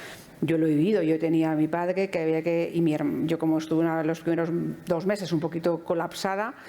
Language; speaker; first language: Spanish; native; Spanish